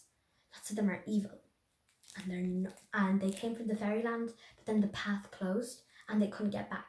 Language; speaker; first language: English; native; English